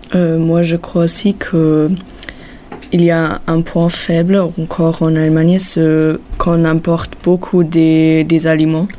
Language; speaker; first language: French; non-native, fluent; German